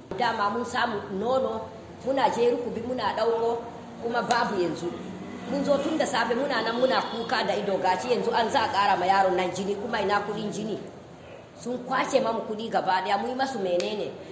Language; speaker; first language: Hausa; non-native, local second language; Fula